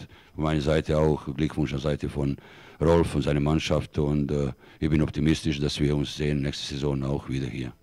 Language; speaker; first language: German; non-native, fluent; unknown